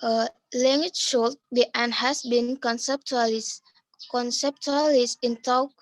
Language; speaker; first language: English; non-native, learner; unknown